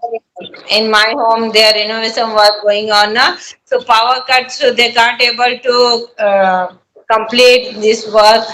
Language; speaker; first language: English; non-native, learner; Hindi